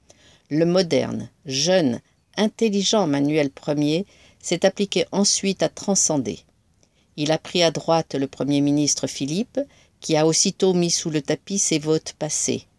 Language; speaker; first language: French; native; French